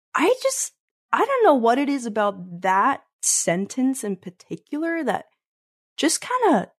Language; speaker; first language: English; early bilingual, other home language; Spanish